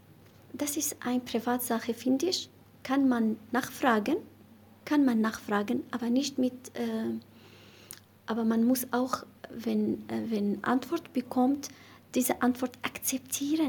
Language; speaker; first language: German; non-native, learner; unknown